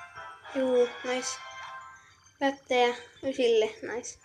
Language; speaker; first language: Finnish; native; Finnish